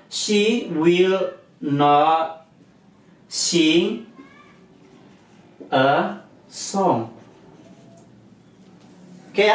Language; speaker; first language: English; non-native, learner; Indonesian